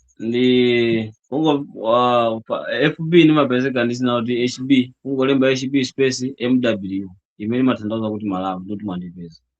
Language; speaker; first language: Nyanja; non-native, local second language; Yao